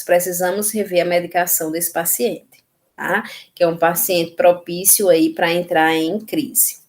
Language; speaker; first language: Portuguese; native; Portuguese